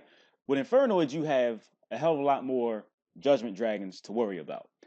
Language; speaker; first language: English; native; English